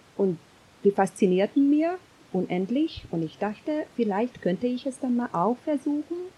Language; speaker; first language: German; non-native, fluent; Hungarian